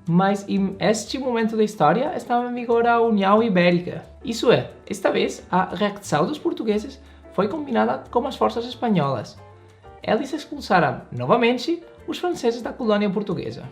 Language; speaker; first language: Portuguese; non-native, learner; Spanish